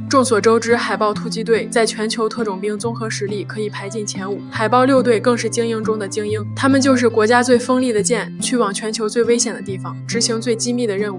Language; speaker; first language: Chinese; native; Chinese